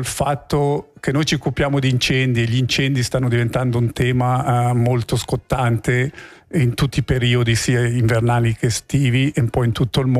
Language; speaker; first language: Italian; native; Italian